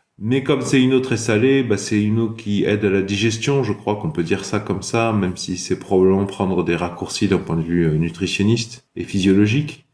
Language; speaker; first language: French; native; French